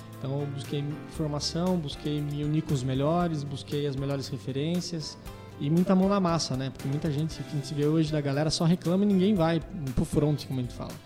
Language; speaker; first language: Portuguese; native; Portuguese